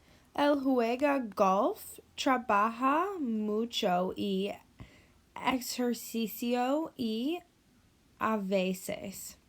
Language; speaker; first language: Spanish; non-native, learner; English